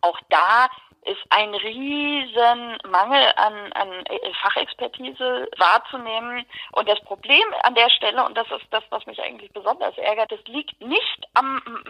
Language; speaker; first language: German; native; German